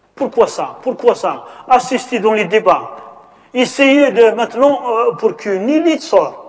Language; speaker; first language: French; non-native, local second language; Arabic